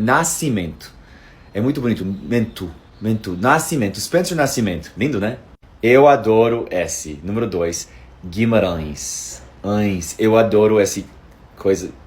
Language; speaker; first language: Portuguese; non-native, fluent; English